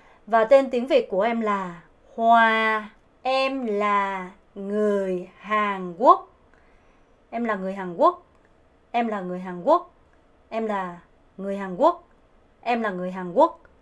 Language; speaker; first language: Vietnamese; non-native, fluent; Korean